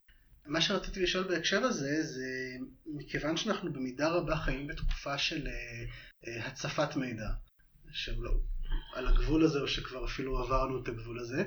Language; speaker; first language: Hebrew; native; Hebrew